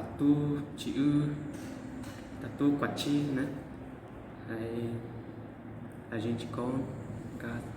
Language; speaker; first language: Portuguese; non-native, local second language; Guarani